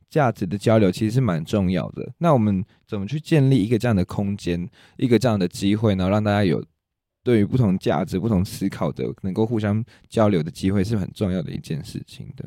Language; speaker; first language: Chinese; native; Chinese